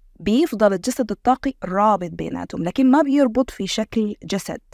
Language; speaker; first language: Arabic; native; Arabic